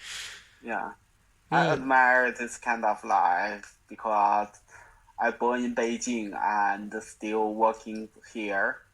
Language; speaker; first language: English; non-native, learner; Chinese